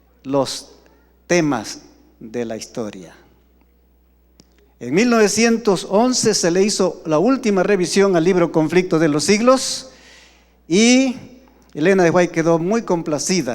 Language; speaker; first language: Spanish; native; Spanish